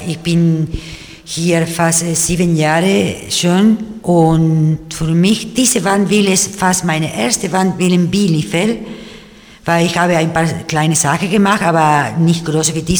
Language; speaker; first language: German; non-native, learner; Spanish